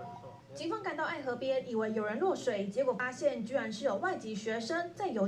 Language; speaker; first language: Chinese; native; Chinese